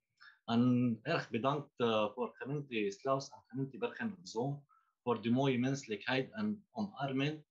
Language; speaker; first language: Dutch; non-native, learner; Arabic